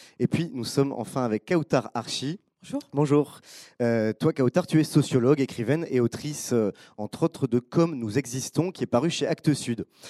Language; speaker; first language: French; native; French